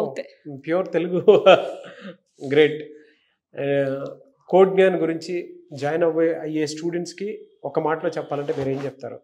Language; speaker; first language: Telugu; native; Telugu